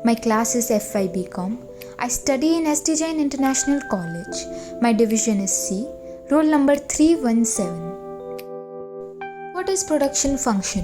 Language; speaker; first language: English; non-native, local second language; Gujarati